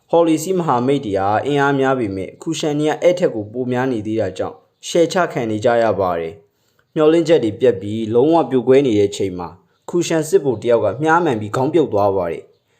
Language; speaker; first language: Burmese; native; Burmese